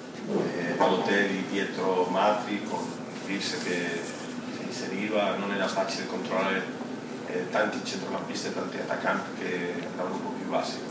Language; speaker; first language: Italian; non-native, fluent; Spanish